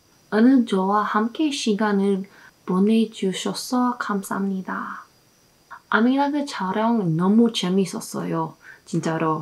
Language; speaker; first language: Korean; non-native, learner; English